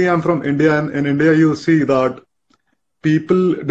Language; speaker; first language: English; non-native, local second language; Hindi